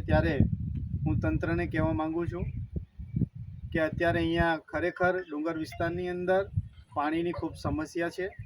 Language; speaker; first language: Gujarati; non-native, local second language; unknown